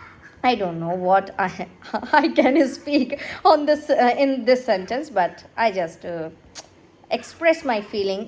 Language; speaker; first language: English; non-native, learner; Hindi